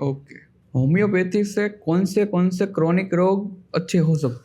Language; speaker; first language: Hindi; non-native, local second language; Gujarati